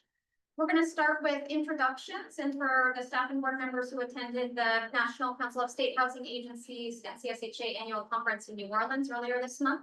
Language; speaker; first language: English; native; English